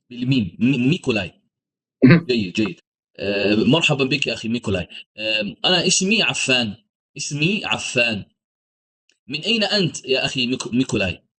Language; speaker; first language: Arabic; non-native, fluent; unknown